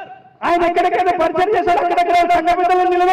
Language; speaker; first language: Telugu; native; Telugu